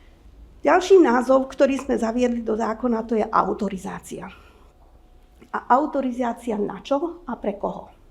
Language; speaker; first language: Slovak; native; Slovak